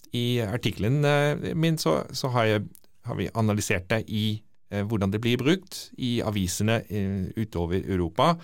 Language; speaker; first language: Norwegian; non-native, fluent; Dutch